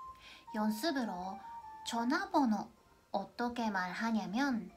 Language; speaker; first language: Korean; non-native, fluent; Japanese